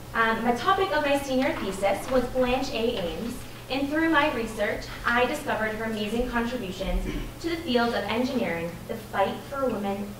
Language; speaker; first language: English; native; English